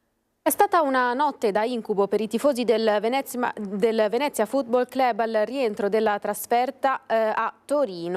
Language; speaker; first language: Italian; native; Italian